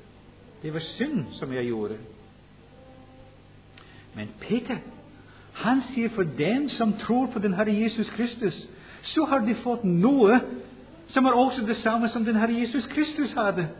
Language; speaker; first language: Norwegian; non-native, fluent; English